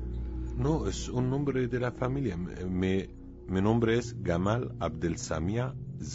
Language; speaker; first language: Spanish; non-native, learner; Arabic